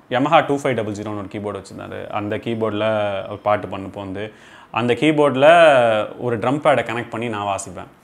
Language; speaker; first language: Tamil; native; Tamil